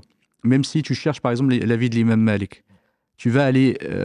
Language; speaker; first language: French; native; French